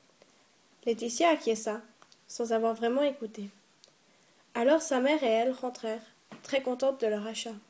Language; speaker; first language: French; native; French